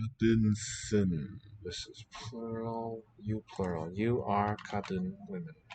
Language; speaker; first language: Turkish; non-native, learner; English